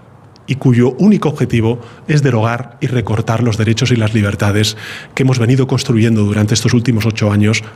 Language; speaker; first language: Spanish; native; Spanish